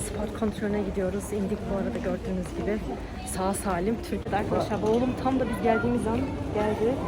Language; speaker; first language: Turkish; early bilingual, heritage; Turkish